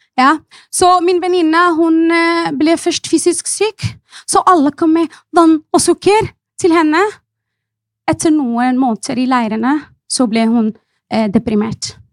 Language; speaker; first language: Norwegian; non-native, fluent; Arabic